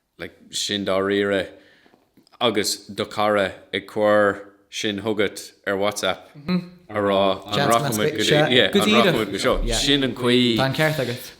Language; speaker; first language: Irish; non-native, local second language; English